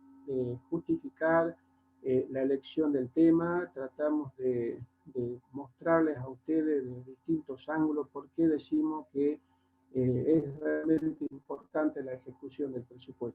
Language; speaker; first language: Spanish; native; Spanish